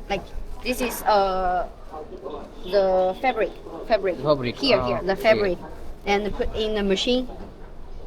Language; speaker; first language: English; non-native, learner; Chinese